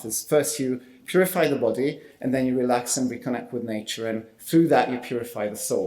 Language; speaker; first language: English; non-native, fluent; Hungarian